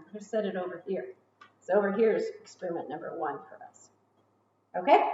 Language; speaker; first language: English; native; English